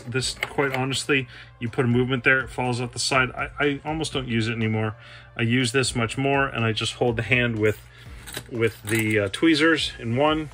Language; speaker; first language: English; native; English